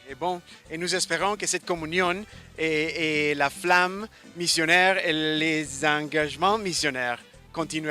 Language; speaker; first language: French; non-native, fluent; English